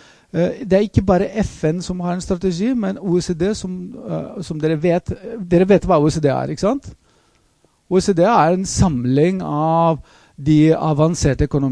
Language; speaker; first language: Norwegian; non-native, fluent; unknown